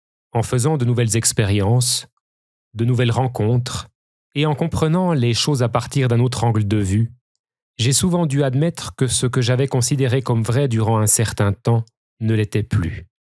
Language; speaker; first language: French; native; French